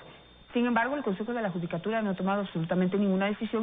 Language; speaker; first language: Spanish; native; Spanish